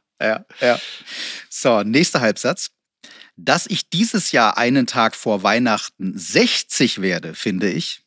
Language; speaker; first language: German; native; German